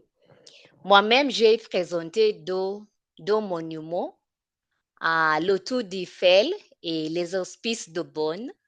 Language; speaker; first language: French; non-native, fluent; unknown